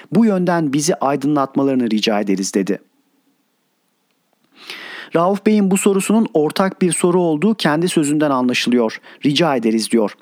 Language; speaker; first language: Turkish; native; Turkish